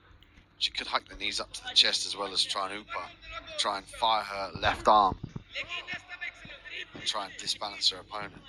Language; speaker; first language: English; native; English